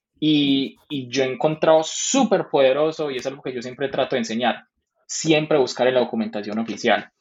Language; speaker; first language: Spanish; native; Spanish